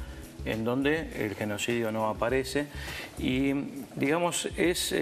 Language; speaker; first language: Spanish; native; Spanish